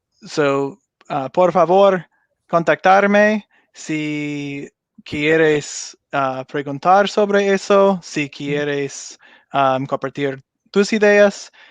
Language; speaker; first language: Spanish; non-native, learner; English